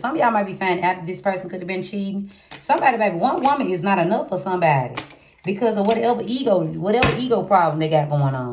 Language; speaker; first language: English; native; English